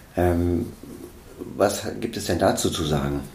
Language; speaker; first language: German; native; German